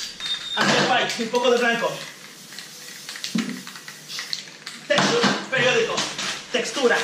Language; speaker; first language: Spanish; native; Spanish